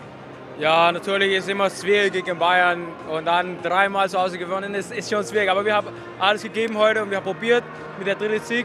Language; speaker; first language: German; non-native, fluent; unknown